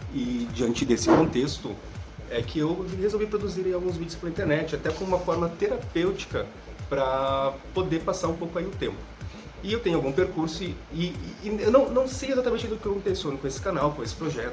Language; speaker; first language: Portuguese; native; Portuguese